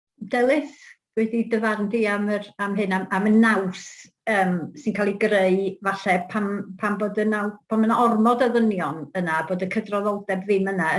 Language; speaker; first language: Welsh; native; Welsh